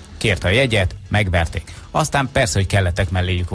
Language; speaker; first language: Hungarian; native; Hungarian